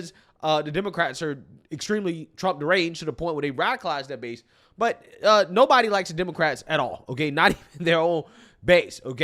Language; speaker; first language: English; native; English